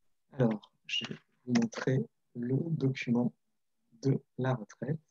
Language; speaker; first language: French; native; French